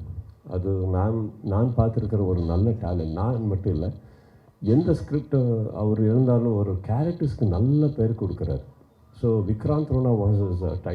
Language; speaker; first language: Tamil; non-native, local second language; Kannada